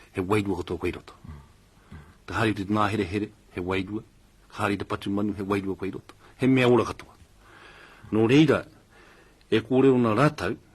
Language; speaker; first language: Māori; native; Māori